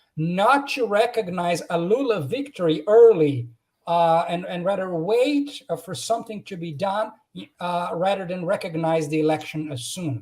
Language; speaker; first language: English; non-native, fluent; Portuguese